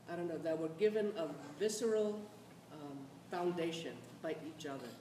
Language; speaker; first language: English; native; English